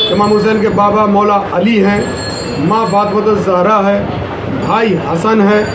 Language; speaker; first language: Urdu; native; Urdu